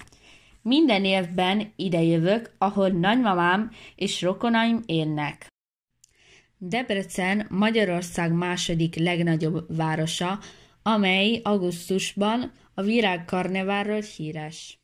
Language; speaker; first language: Hungarian; early bilingual, heritage; Hungarian